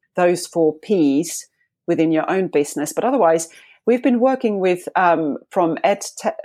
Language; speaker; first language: English; non-native, fluent; Finnish